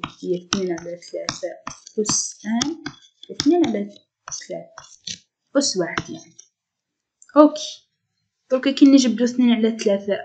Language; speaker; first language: Arabic; native; Arabic